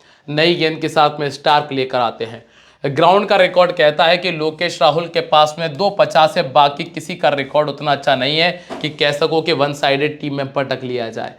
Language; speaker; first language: Hindi; native; Hindi